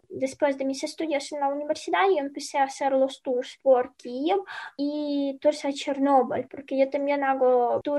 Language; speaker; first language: Spanish; non-native, fluent; Ukrainian